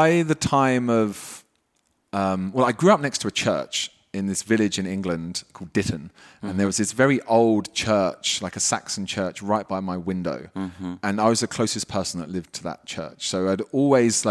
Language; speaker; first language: English; native; English